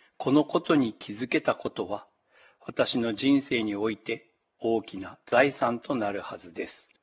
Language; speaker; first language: Japanese; native; Japanese